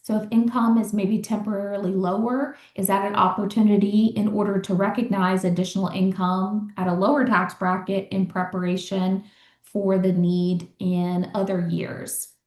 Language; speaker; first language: English; native; English